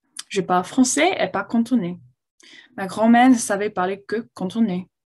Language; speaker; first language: French; non-native, fluent; English